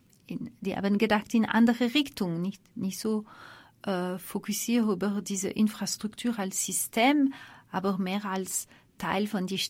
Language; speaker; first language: German; non-native, fluent; French